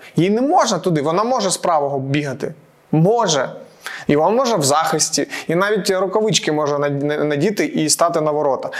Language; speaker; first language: Ukrainian; non-native, local second language; Russian